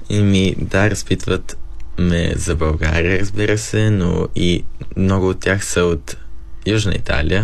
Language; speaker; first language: Bulgarian; early bilingual, heritage; Bulgarian